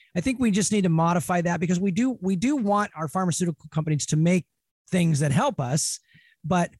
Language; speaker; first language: English; native; English